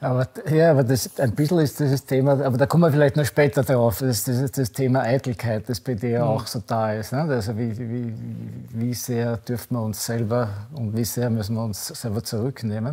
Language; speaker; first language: German; native; German